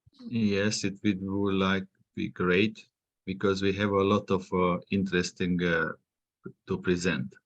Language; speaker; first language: English; non-native, fluent; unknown